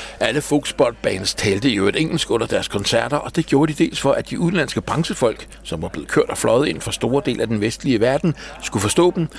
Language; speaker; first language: Danish; native; Danish